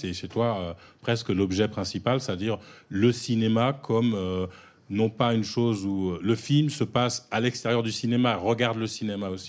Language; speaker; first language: French; native; French